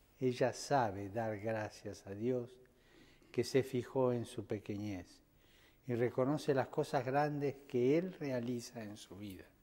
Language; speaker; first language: Spanish; native; Spanish